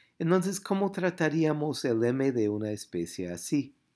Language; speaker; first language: Spanish; non-native, fluent; English